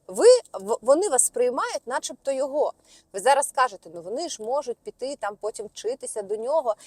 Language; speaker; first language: Ukrainian; non-native, local second language; Russian